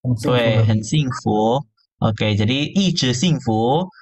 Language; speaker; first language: Chinese; non-native, fluent; Indonesian